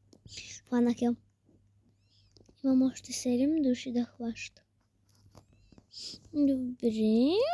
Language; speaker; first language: Bulgarian; early bilingual, heritage; Bulgarian